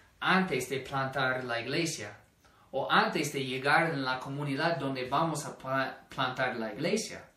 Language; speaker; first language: Spanish; non-native, fluent; English